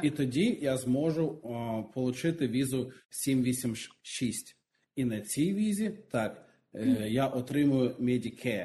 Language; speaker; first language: Ukrainian; non-native, local second language; Russian